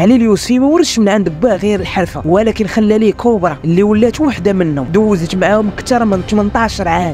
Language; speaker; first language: Arabic; native; Arabic